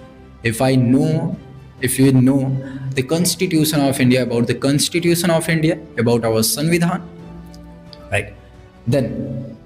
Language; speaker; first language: English; non-native, learner; Bhojpuri